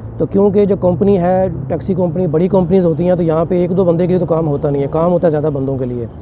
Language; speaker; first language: Urdu; non-native, local second language; Punjabi